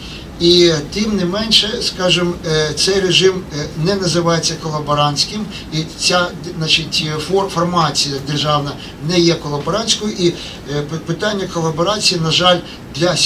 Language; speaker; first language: Ukrainian; native; Ukrainian